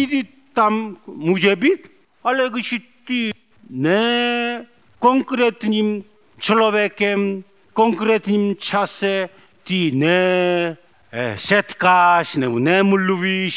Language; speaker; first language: Czech; non-native, learner; Korean